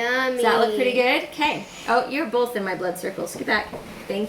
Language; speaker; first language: English; native; English